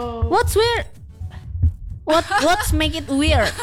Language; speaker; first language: English; non-native, fluent; Indonesian